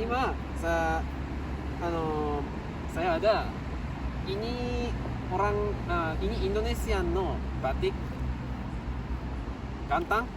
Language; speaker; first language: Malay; non-native, learner; Japanese